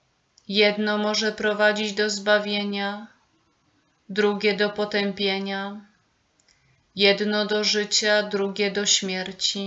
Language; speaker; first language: Polish; native; Polish